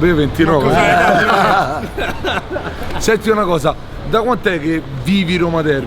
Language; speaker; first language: Italian; native; Italian